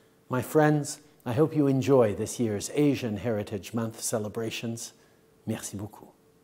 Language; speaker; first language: English; native; English